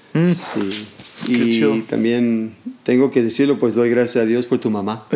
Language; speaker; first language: Spanish; non-native, fluent; English